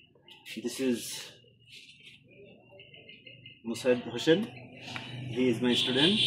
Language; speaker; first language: English; non-native, learner; Bangla